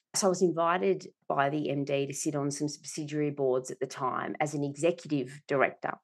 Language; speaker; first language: English; native; English